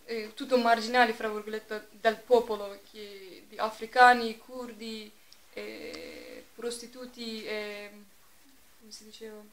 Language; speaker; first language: Italian; non-native, fluent; Turkish